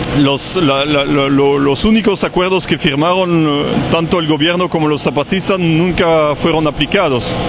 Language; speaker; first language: Spanish; non-native, fluent; French